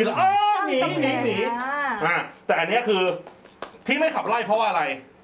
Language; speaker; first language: Thai; native; Thai